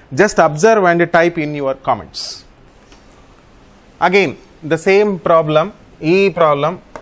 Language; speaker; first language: English; non-native, local second language; Telugu